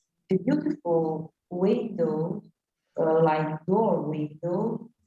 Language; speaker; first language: English; non-native, learner; Italian